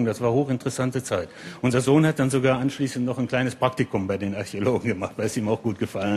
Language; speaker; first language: German; native; German